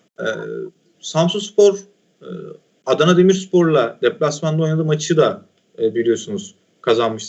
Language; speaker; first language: Turkish; native; Turkish